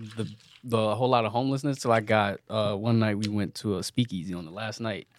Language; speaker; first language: English; native; English